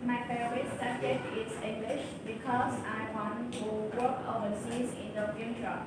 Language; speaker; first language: English; non-native, learner; Vietnamese